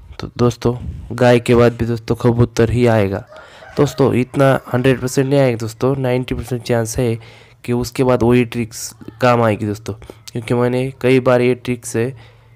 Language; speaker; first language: Hindi; non-native, local second language; Marathi